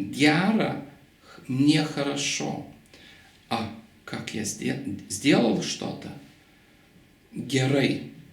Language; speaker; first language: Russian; non-native, local second language; Lithuanian